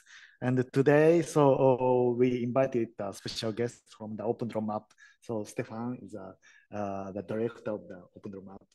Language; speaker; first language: English; non-native, learner; Japanese